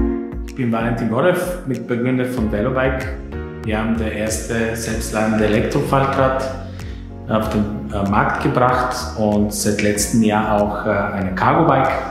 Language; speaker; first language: German; non-native, fluent; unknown